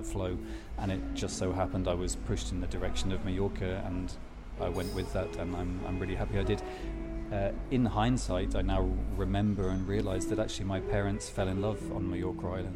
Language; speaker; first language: English; native; English